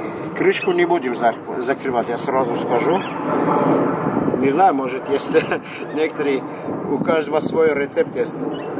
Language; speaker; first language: Russian; non-native, fluent; Armenian